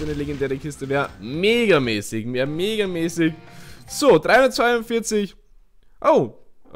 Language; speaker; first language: German; native; German